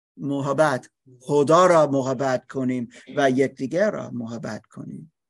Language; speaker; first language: Persian; non-native, learner; English